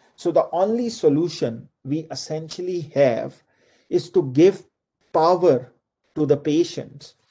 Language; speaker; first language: English; non-native, local second language; Urdu